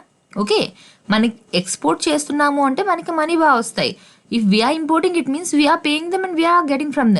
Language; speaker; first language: Telugu; native; Telugu